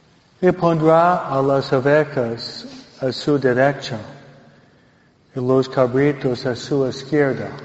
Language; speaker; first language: Spanish; non-native, fluent; English